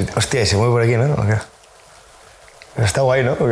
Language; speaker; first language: Spanish; non-native, fluent; French